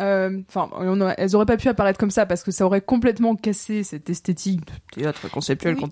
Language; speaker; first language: French; native; French